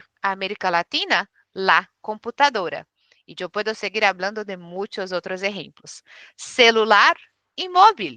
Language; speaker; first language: Spanish; non-native, fluent; Portuguese